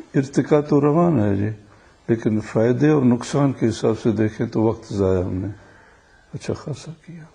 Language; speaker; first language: Urdu; non-native, local second language; Baluchi